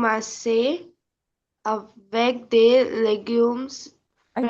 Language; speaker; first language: French; non-native, learner; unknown